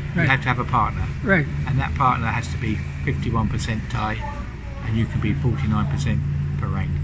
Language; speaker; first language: English; native; English